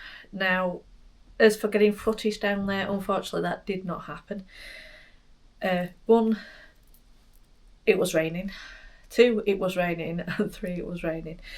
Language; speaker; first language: English; native; English